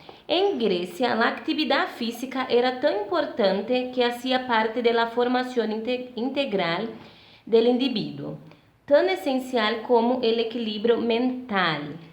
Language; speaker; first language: Spanish; non-native, fluent; Portuguese